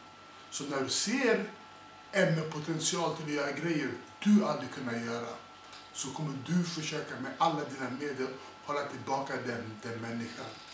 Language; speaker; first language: Swedish; non-native, fluent; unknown